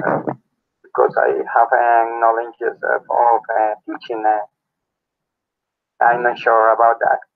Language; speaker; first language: English; non-native, learner; Spanish